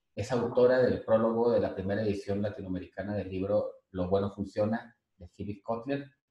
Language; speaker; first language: Spanish; native; Spanish